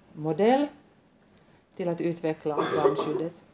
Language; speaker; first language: Swedish; non-native, local second language; Finnish